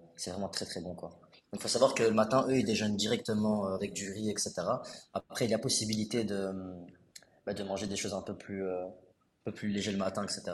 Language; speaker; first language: French; native; French